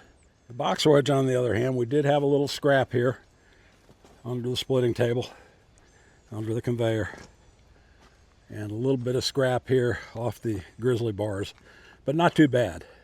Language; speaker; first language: English; native; English